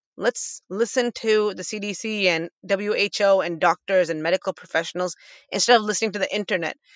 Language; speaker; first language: English; native; English